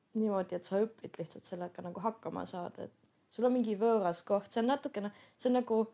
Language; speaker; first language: Estonian; non-native, fluent; German